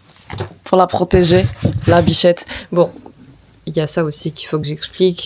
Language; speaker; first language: French; native; French